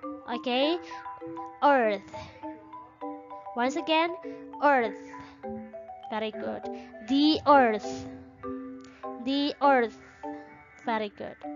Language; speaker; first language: English; non-native, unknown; Indonesian